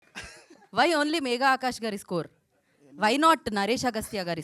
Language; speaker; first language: Telugu; native; Telugu